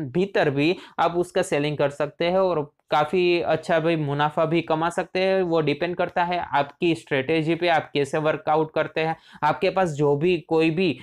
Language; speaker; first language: Hindi; non-native, local second language; Gujarati